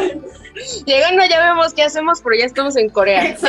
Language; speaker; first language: Spanish; native; Spanish